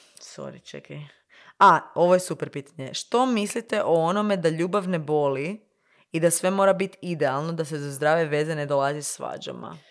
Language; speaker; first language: Croatian; native; Croatian